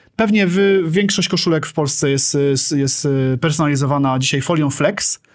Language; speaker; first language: Polish; native; Polish